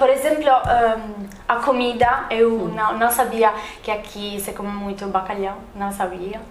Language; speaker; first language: Portuguese; non-native, learner; Italian